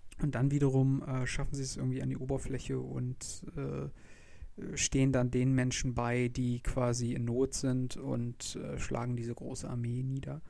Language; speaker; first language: German; native; German